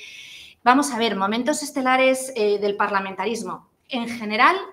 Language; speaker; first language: Spanish; native; Spanish